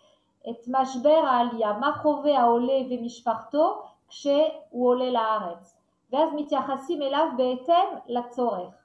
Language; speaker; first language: Hebrew; non-native, fluent; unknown